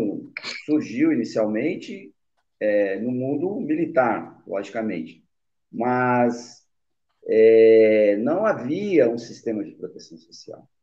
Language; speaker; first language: Portuguese; native; Portuguese